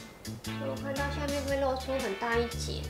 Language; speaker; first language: Chinese; native; Chinese